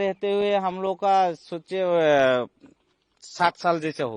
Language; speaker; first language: Hindi; non-native, local second language; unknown